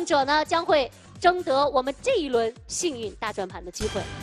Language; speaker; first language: Chinese; native; Chinese